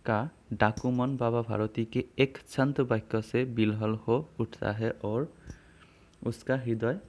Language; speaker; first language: Hindi; non-native, local second language; Assamese